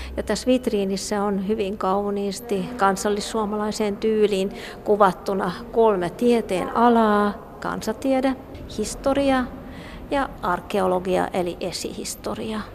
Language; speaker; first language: Finnish; non-native, fluent; Hungarian